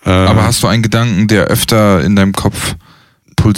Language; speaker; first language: German; native; German